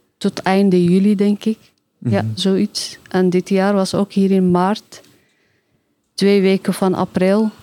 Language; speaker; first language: Dutch; non-native, learner; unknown